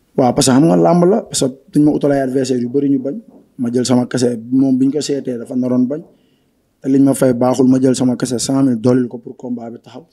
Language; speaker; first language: Wolof; non-native, local second language; Bambara